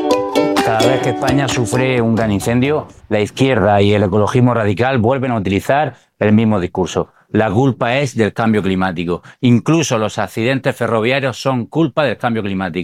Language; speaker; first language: Spanish; native; Spanish